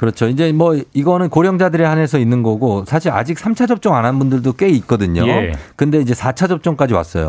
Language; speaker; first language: Korean; native; Korean